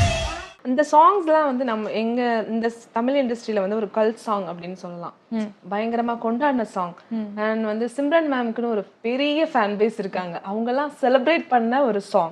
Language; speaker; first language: Tamil; native; Tamil